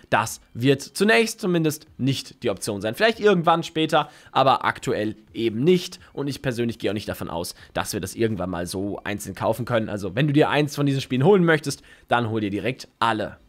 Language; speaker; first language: German; native; German